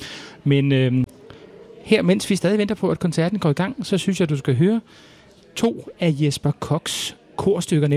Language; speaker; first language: Danish; native; Danish